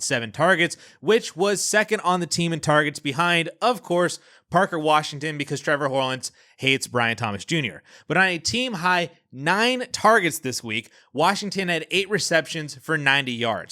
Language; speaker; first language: English; native; English